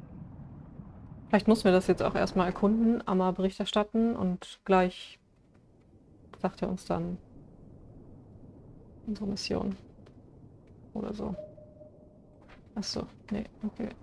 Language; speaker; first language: German; native; German